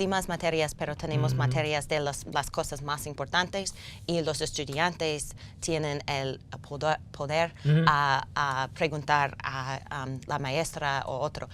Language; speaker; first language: Spanish; non-native, learner; English